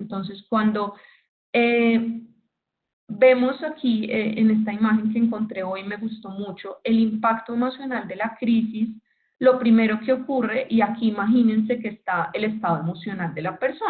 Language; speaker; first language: Spanish; native; Spanish